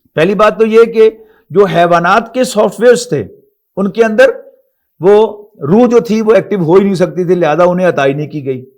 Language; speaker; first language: Urdu; non-native, local second language; Punjabi